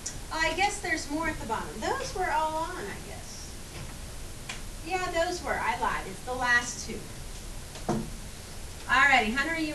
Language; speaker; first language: English; native; English